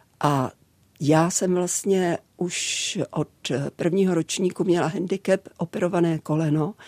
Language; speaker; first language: Czech; native; Czech